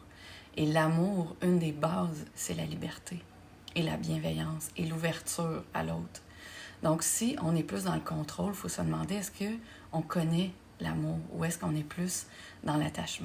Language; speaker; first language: French; native; French